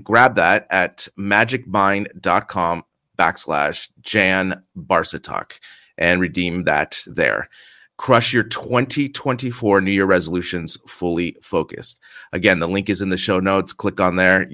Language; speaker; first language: English; native; English